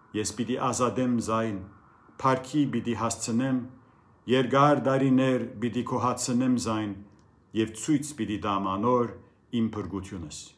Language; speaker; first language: Armenian; early bilingual, heritage; Armenian